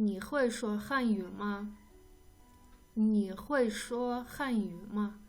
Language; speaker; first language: Chinese; non-native, fluent; Kyrgyz